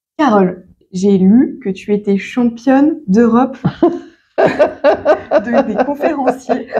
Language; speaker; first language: French; native; French